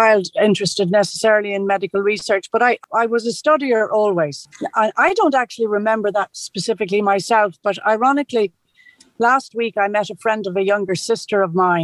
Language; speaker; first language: English; native; English